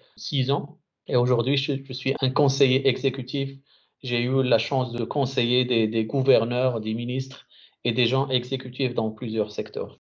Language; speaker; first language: French; non-native, local second language; Arabic